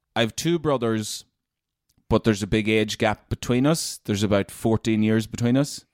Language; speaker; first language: English; native; English